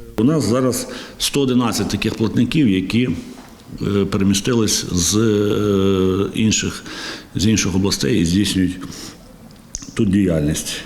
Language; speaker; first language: Ukrainian; native; Ukrainian